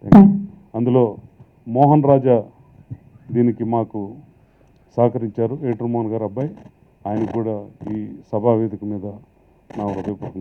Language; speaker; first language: Telugu; native; Telugu